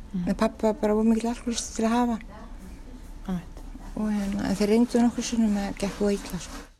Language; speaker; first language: Icelandic; early bilingual, heritage; Icelandic